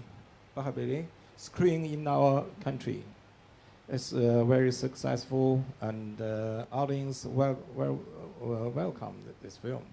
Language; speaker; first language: English; non-native, learner; Chinese